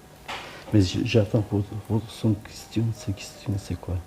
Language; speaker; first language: French; non-native, learner; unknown